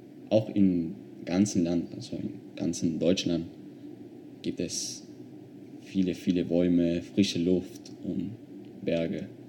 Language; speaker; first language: German; non-native, fluent; Spanish